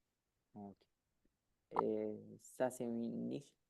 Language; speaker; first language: French; non-native, learner; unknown